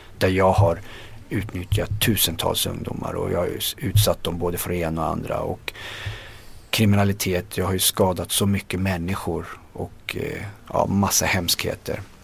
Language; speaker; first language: Swedish; early bilingual, other home language; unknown